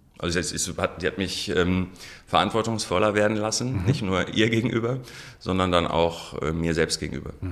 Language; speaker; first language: German; non-native, local second language; Arabic